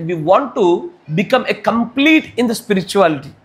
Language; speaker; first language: English; non-native, local second language; Telugu